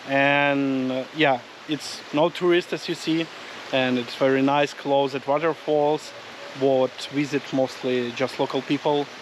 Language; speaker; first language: English; non-native, learner; Russian